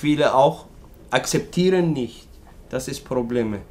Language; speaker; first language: German; non-native, learner; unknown